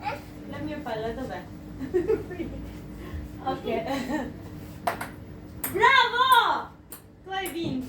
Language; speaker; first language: Italian; non-native, learner; Albanian